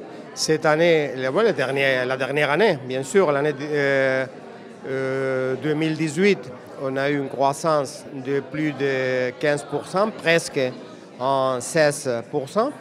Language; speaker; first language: French; non-native, fluent; Spanish